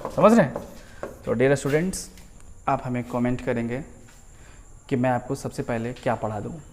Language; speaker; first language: Hindi; native; Hindi